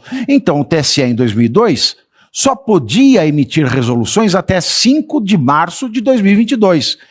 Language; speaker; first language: Portuguese; native; Portuguese